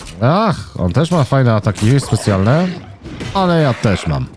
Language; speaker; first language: Polish; native; Polish